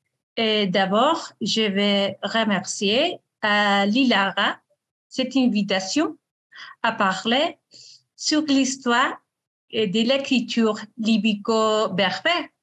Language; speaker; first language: French; non-native, fluent; Spanish